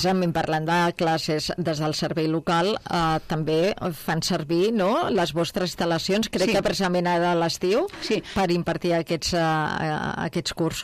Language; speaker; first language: Catalan; native; Catalan